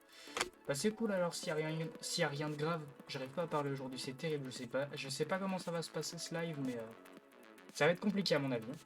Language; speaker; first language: French; native; French